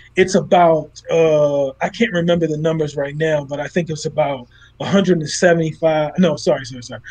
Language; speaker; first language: English; native; English